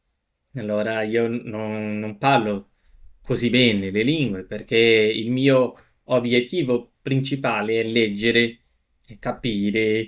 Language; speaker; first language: Italian; non-native, fluent; Portuguese